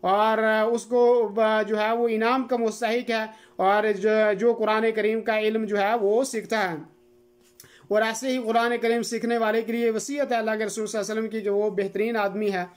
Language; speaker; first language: Urdu; non-native, local second language; Gujari